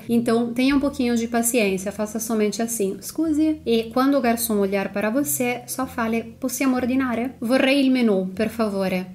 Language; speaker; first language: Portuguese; non-native, fluent; Italian